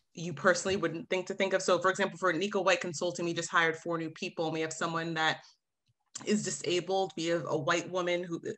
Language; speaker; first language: English; native; English